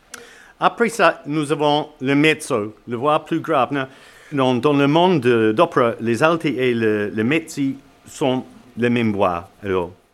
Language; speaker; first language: French; non-native, learner; English